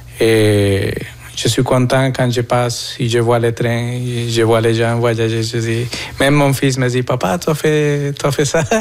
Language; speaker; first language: French; non-native, fluent; Spanish